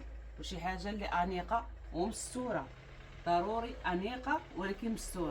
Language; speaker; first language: Arabic; native; Arabic